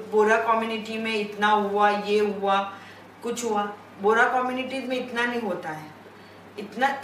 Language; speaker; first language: Hindi; non-native, local second language; Gujarati